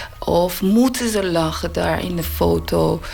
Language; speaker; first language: Dutch; non-native, learner; Persian